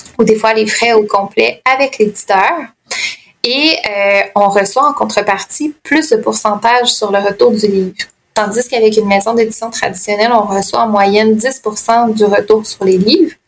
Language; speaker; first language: French; native; French